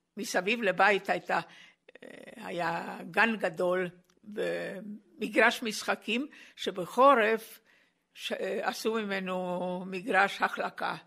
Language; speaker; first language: Hebrew; non-native, fluent; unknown